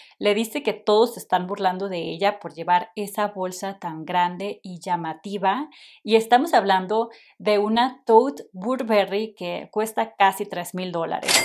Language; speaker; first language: Spanish; native; Spanish